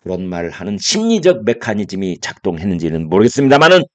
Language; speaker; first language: Korean; native; Korean